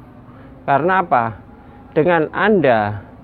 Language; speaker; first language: Indonesian; native; Indonesian